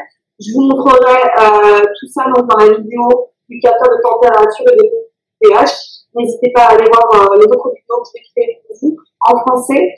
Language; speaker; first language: French; native; French